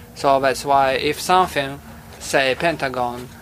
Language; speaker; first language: English; non-native, fluent; Russian